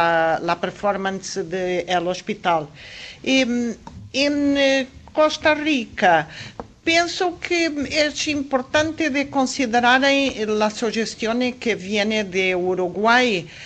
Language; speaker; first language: Spanish; non-native, fluent; Portuguese